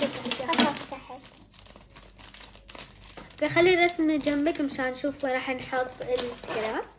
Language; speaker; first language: Arabic; native; Arabic